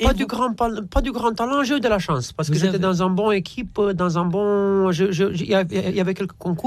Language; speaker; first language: French; non-native, fluent; Romanian